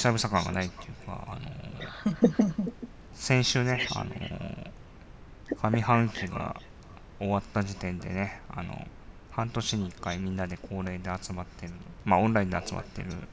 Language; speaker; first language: Japanese; native; Japanese